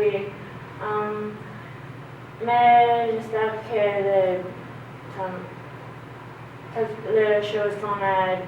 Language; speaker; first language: French; non-native, learner; English